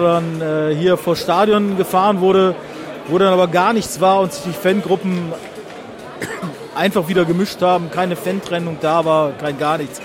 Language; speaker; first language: German; native; German